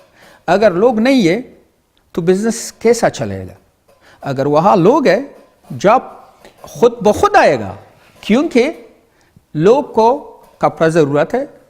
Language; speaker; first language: Hindi; non-native, fluent; Pashto